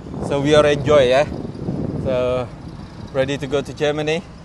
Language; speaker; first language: English; non-native, fluent; Indonesian